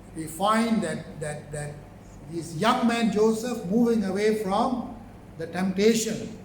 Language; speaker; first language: English; non-native, local second language; Tamil